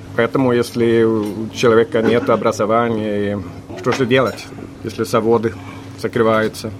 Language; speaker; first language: Russian; non-native, fluent; Swedish